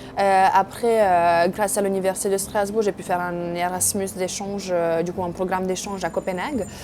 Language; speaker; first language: French; non-native, fluent; Romanian